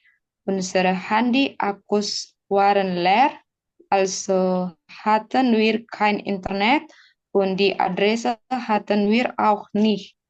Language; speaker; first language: German; non-native, learner; Indonesian